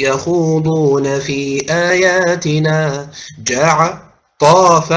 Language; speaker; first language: Arabic; non-native, fluent; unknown